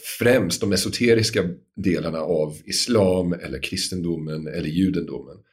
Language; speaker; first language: Swedish; non-native, fluent; English